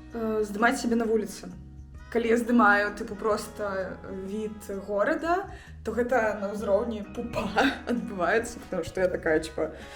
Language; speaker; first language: Belarusian; non-native, local second language; Russian